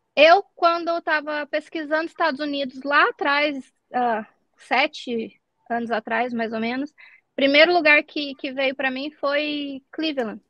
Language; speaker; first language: Portuguese; native; Portuguese